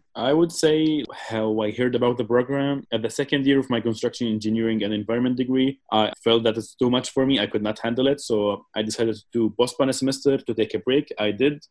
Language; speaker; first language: English; non-native, fluent; Arabic